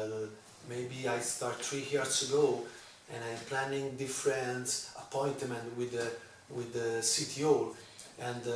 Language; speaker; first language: English; non-native, learner; Italian